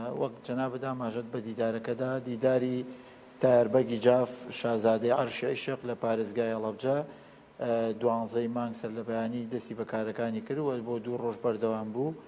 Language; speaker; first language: Central Kurdish; native; Central Kurdish